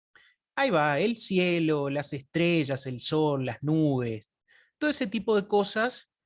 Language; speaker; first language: Spanish; native; Spanish